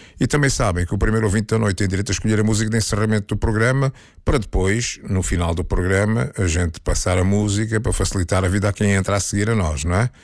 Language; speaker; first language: Portuguese; native; Portuguese